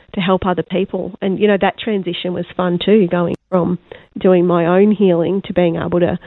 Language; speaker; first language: English; native; English